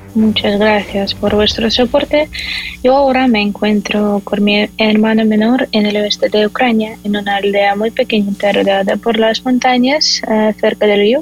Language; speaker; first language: Spanish; non-native, fluent; Ukrainian